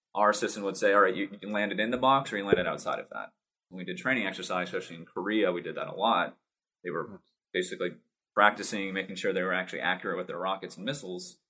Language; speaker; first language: English; native; English